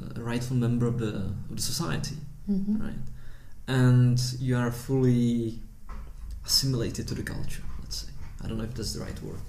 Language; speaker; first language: English; early bilingual, heritage; Czech